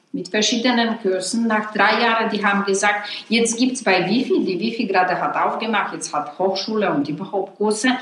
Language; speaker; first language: German; non-native, fluent; Polish